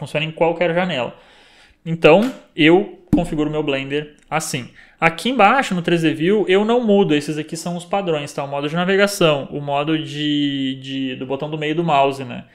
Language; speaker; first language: Portuguese; native; Portuguese